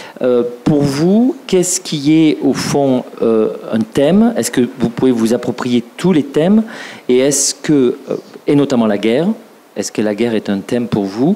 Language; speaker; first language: French; native; French